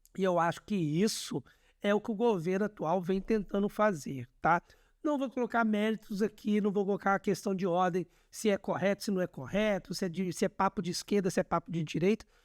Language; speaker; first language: Portuguese; native; Portuguese